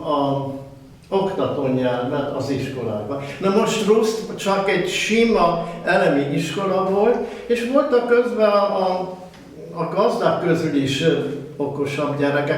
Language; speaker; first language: Hungarian; early bilingual, heritage; German